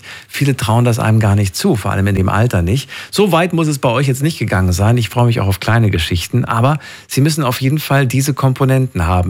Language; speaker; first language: German; native; German